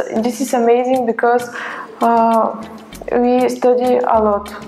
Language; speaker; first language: English; non-native, learner; Bulgarian